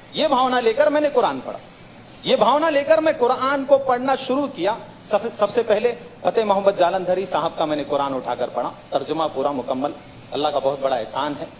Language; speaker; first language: Hindi; native; Hindi